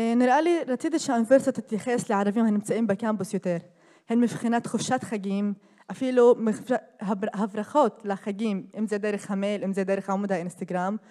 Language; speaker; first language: Hebrew; non-native, local second language; Arabic